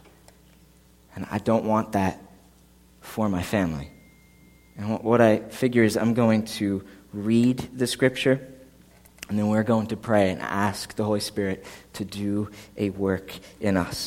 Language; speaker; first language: English; native; English